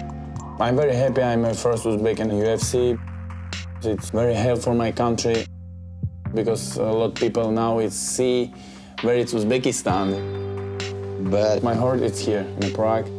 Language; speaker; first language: English; non-native, learner; Uzbek